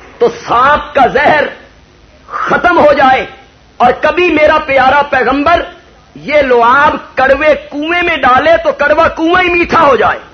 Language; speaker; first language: Urdu; non-native, local second language; Punjabi